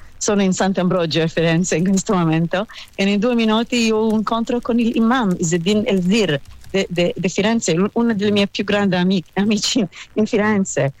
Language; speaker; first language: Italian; non-native, learner; Hebrew